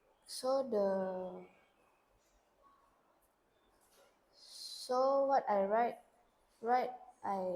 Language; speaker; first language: English; non-native, learner; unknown